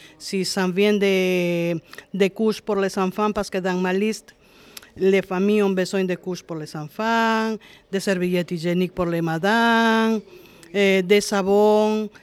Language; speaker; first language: French; non-native, fluent; Spanish